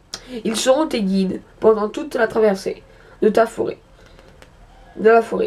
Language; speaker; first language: French; native; French